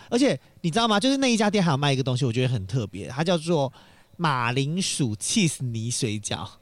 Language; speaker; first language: Chinese; native; Chinese